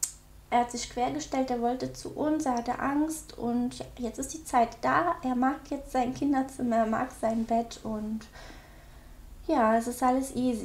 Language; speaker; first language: German; native; German